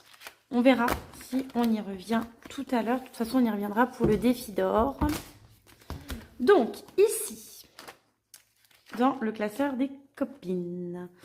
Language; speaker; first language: French; native; French